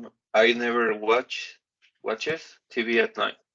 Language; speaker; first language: English; non-native, learner; Spanish